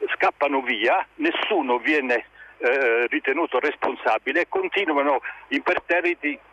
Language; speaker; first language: Italian; native; Italian